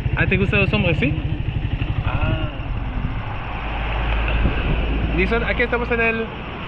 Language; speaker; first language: Spanish; non-native, learner; French